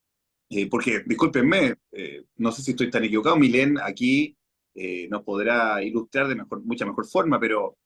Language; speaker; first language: Spanish; native; Spanish